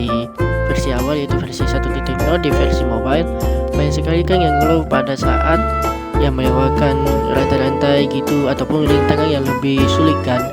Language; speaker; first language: Indonesian; native; Indonesian